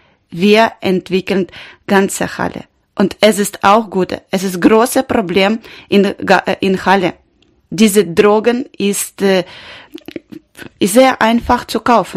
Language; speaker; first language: German; non-native, learner; Ukrainian